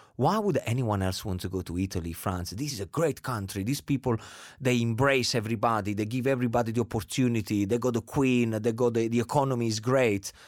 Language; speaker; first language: English; non-native, fluent; Italian